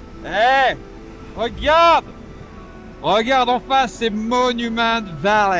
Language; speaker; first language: French; native; French